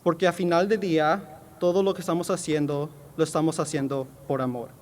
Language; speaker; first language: Spanish; early bilingual, heritage; Spanish